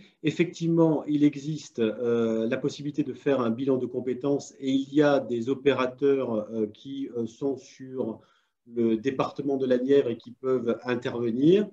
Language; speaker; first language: French; native; French